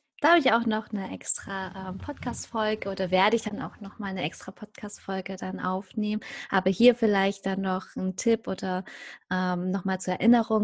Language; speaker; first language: German; native; German